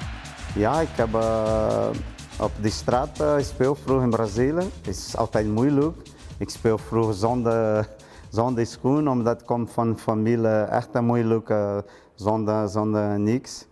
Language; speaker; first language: Dutch; non-native, learner; Portuguese